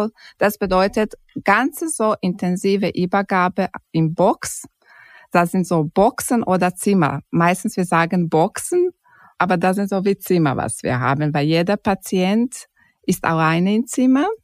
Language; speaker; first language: German; non-native, fluent; Croatian